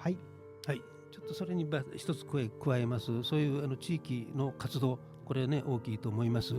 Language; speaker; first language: Japanese; native; Japanese